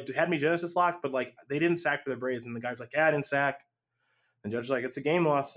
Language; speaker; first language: English; native; English